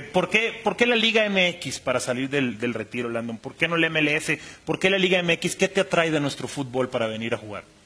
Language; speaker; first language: Spanish; native; Spanish